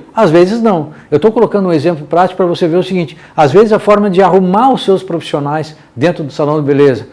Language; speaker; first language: Portuguese; native; Portuguese